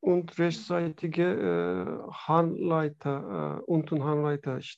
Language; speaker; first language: German; non-native, learner; Turkish